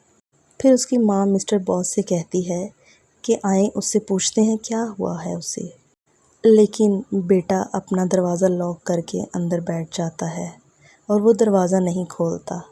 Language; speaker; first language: Urdu; native; Urdu